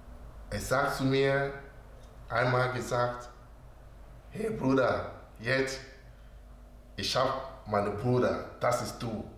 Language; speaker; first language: German; non-native, learner; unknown